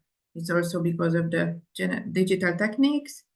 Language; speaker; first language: English; non-native, fluent; Indonesian